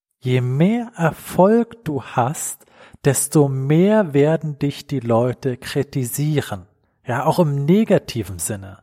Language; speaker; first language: German; native; German